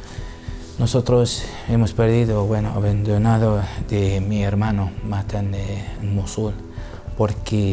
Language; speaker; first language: Spanish; non-native, learner; Assyrian Neo-Aramaic